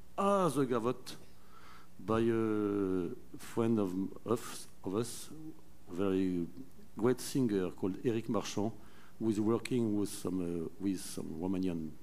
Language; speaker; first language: English; non-native, fluent; French